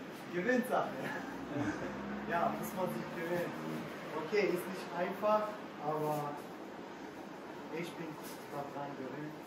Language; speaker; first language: German; non-native, learner; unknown